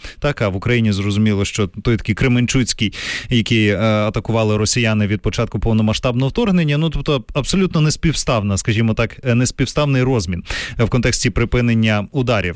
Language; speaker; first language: Ukrainian; native; Ukrainian